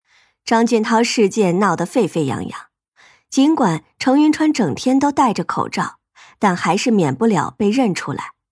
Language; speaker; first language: Chinese; native; Chinese